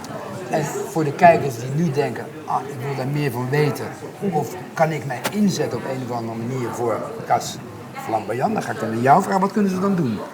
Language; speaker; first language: Dutch; native; Dutch